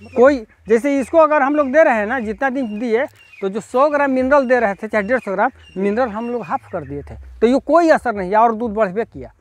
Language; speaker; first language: Hindi; native; Hindi